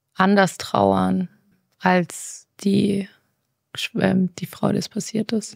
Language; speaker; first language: German; native; German